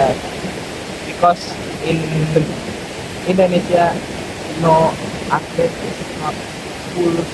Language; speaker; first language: English; non-native, learner; Indonesian